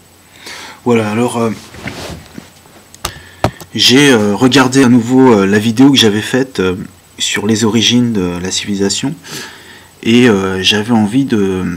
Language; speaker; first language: French; native; French